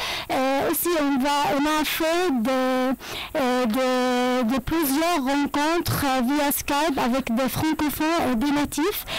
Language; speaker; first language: French; non-native, learner; Arabic